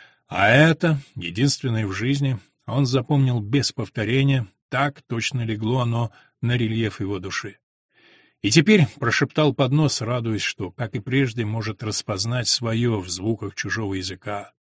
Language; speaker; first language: Russian; native; Russian